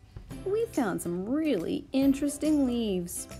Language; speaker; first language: English; native; English